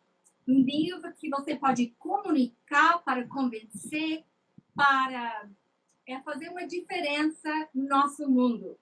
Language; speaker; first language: Portuguese; non-native, fluent; English